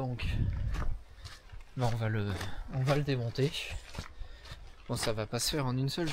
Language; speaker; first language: French; native; French